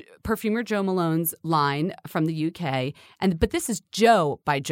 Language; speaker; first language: English; native; English